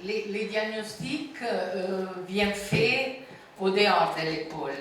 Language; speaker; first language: French; non-native, fluent; Italian